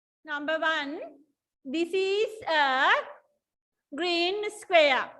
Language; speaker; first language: English; non-native, local second language; Sinhala